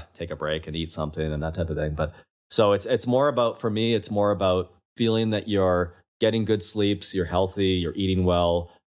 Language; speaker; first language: English; native; English